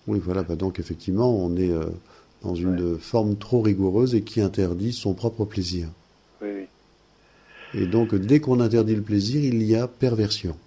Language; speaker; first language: French; native; French